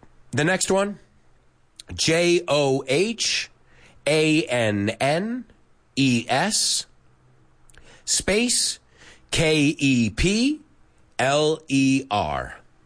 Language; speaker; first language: English; early bilingual, other home language; Spanish